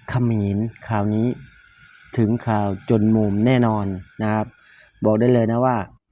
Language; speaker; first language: Thai; native; Thai